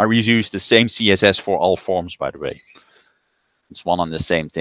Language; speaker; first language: English; non-native, fluent; Dutch